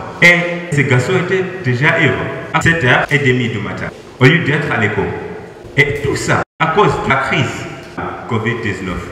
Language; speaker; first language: French; non-native, learner; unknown